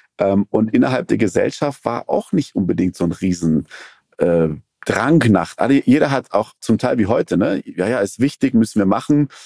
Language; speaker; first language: German; early bilingual, other home language; Persian